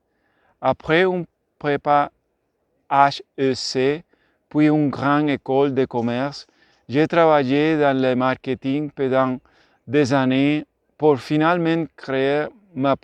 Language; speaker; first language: French; non-native, learner; Spanish